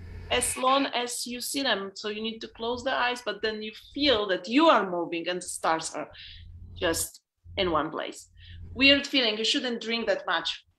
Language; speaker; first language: English; non-native, fluent; Polish